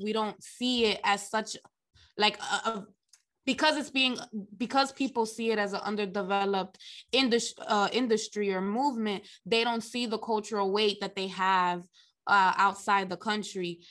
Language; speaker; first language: English; early bilingual, other home language; Spanish